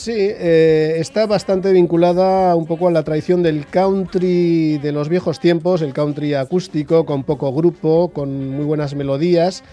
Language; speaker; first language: Spanish; native; Spanish